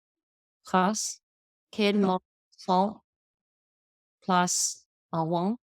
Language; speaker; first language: French; non-native, learner; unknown